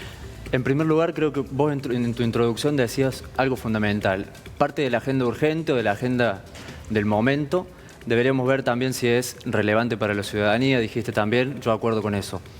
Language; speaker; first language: Spanish; native; Spanish